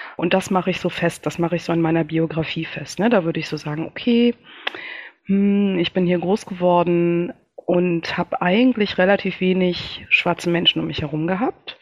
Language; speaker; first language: German; early bilingual, other home language; Kinyarwanda